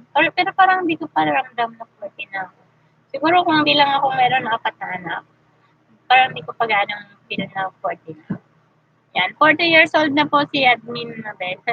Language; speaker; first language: Filipino; non-native, local second language; Masbatenyo